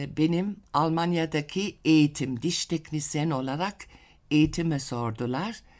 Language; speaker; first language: Turkish; non-native, fluent; German